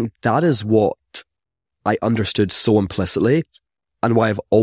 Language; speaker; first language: English; native; English